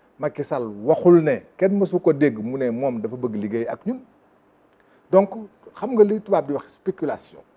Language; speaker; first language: Wolof; non-native, local second language; Fula